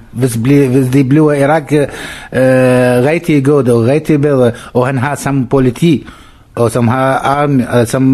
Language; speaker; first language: Danish; non-native, learner; Arabic